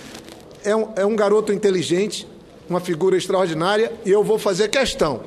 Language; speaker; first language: Portuguese; native; Portuguese